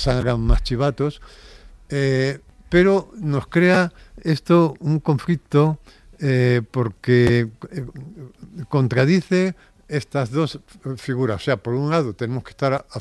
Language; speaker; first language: Spanish; native; Spanish